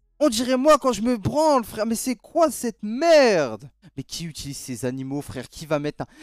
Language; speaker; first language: French; native; French